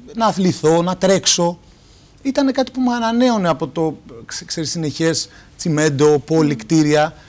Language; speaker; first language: Greek; native; Greek